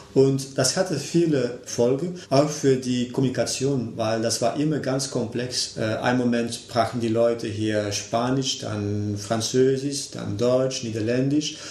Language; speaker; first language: German; non-native, local second language; Dutch